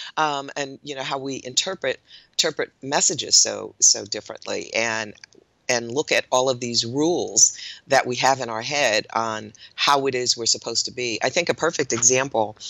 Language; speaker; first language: English; native; English